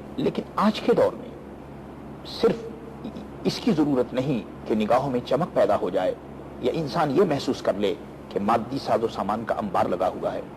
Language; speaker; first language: Urdu; native; Urdu